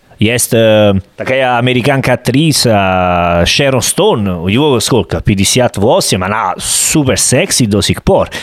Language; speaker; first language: Russian; non-native, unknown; Italian